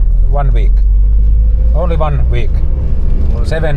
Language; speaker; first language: English; non-native, learner; Finnish